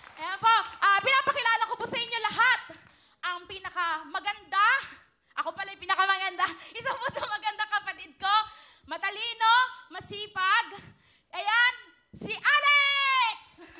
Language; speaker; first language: Filipino; native; Filipino